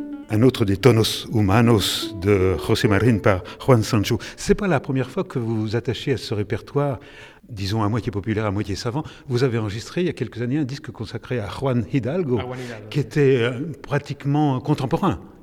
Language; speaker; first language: French; native; French